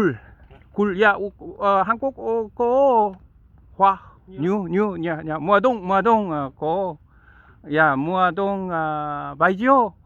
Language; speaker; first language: Vietnamese; non-native, learner; Korean